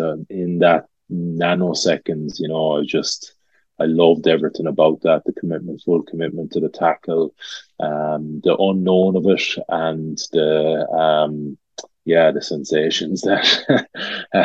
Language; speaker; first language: English; native; English